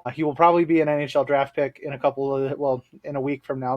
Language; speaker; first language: English; native; English